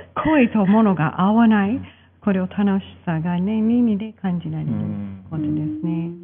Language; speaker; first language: Japanese; non-native, fluent; English